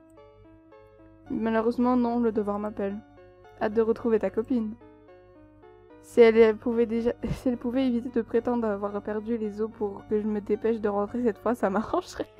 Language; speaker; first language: French; native; French